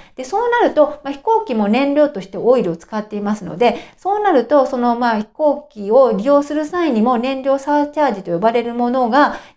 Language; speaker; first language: Japanese; native; Japanese